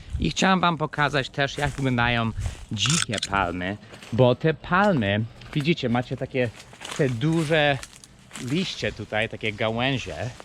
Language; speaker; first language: Polish; non-native, fluent; English